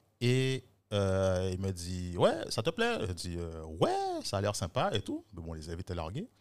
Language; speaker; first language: French; native; French